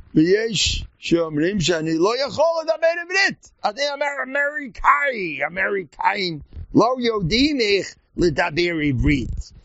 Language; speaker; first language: Hebrew; non-native, learner; English